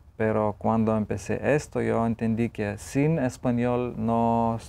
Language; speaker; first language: Spanish; non-native, fluent; Lithuanian